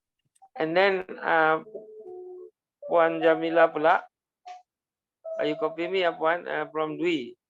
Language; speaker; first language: English; non-native, learner; Malay